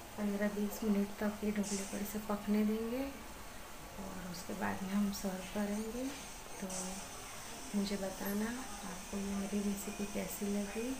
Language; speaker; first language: Hindi; non-native, local second language; Gujarati